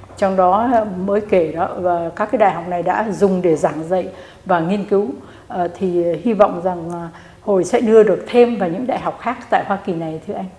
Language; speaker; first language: Vietnamese; native; Vietnamese